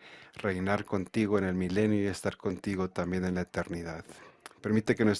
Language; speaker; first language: Spanish; native; Spanish